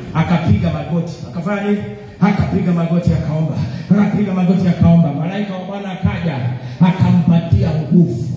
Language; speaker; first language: Swahili; non-native, local second language; Luyia